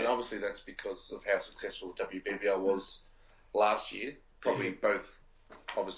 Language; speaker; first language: English; native; English